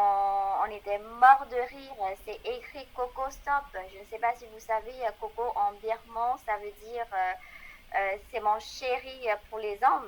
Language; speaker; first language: French; non-native, fluent; Burmese